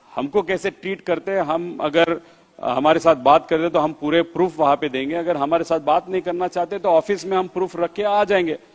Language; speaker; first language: Hindi; non-native, local second language; Marathi